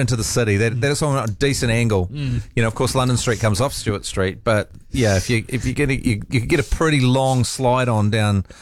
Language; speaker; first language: English; native; English